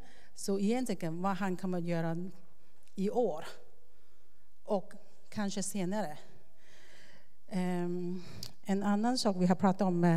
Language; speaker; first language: Swedish; non-native, fluent; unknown